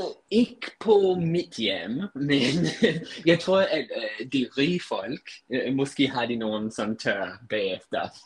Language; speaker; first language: Danish; non-native, fluent; English